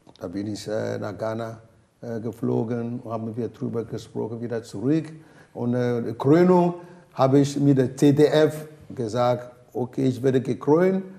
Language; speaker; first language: German; non-native, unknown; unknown